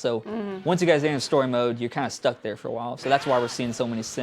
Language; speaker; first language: English; native; English